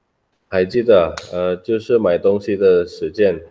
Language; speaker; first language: Chinese; non-native, learner; Indonesian